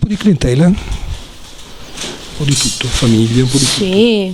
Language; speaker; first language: Italian; native; Italian